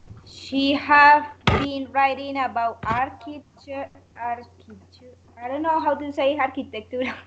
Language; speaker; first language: English; non-native, learner; Spanish